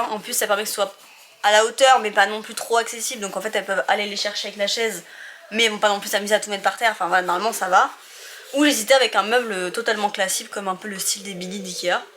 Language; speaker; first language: French; native; French